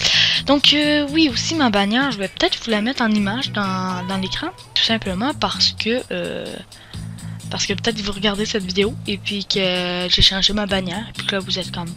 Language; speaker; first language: French; native; French